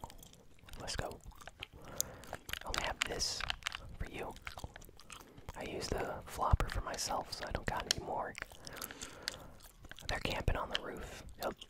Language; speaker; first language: English; native; English